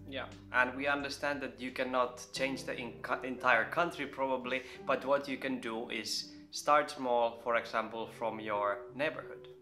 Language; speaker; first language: English; non-native, fluent; Finnish